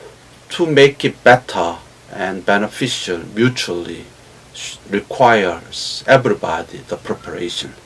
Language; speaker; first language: English; non-native, learner; Korean